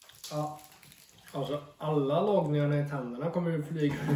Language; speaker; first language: Swedish; native; Swedish